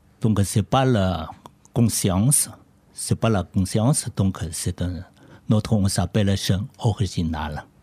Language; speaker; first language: French; non-native, learner; Chinese